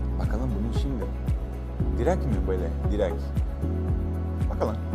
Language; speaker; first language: Turkish; non-native, learner; Portuguese